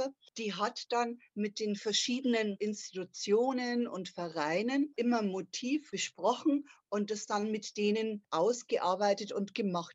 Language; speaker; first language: German; native; German